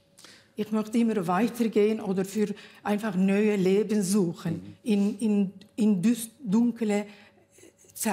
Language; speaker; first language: German; non-native, learner; Kurdish